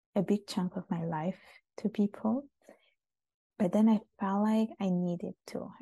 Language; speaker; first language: English; non-native, fluent; Italian